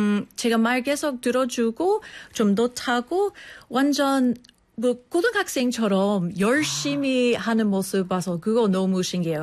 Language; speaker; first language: Korean; non-native, fluent; English